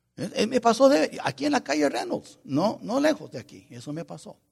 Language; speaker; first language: Spanish; non-native, fluent; English